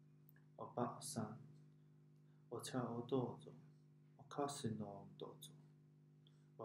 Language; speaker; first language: Japanese; non-native, learner; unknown